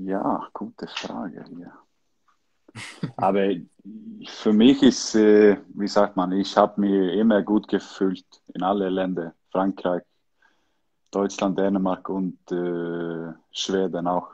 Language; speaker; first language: German; non-native, learner; Icelandic